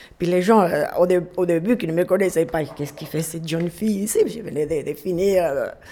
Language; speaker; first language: French; non-native, fluent; Spanish